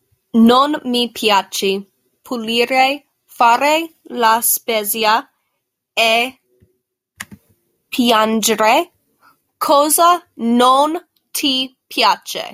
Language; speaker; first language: Italian; non-native, learner; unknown